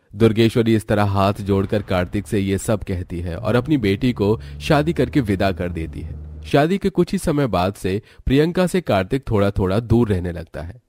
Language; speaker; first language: Hindi; native; Hindi